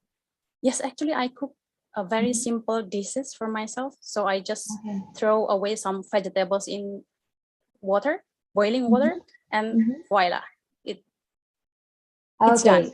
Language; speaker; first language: English; non-native, fluent; Indonesian